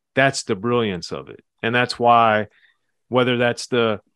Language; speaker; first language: English; native; English